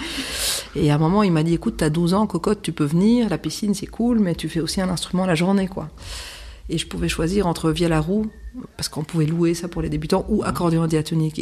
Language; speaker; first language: French; native; French